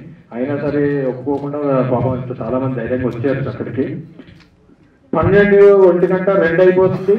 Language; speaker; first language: Telugu; native; Telugu